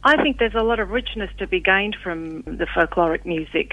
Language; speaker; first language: English; early bilingual, other home language; Macedonian